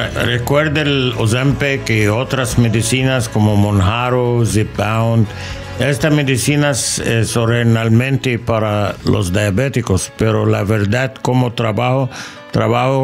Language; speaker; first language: Spanish; non-native, learner; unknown